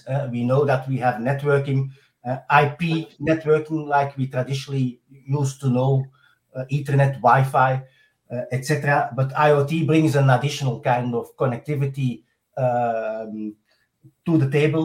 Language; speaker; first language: English; non-native, fluent; Dutch